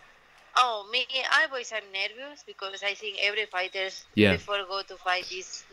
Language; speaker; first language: English; non-native, learner; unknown